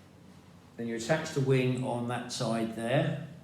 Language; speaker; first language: English; native; English